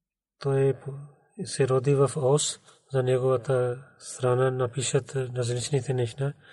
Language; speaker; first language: Bulgarian; non-native, learner; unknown